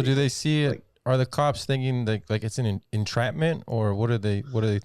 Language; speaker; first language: English; native; English